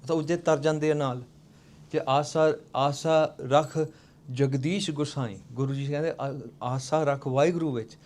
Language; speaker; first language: Punjabi; early bilingual, heritage; Punjabi